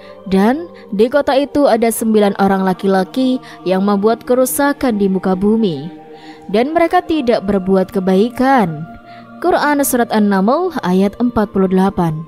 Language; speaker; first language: Indonesian; native; Indonesian